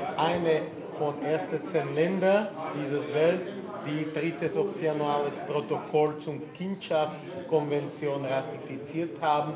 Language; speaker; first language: German; non-native, fluent; Slovak